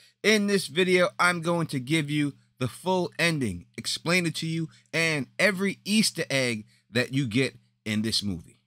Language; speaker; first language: English; native; English